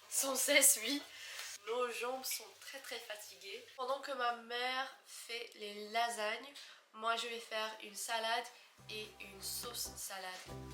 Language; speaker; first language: French; non-native, fluent; English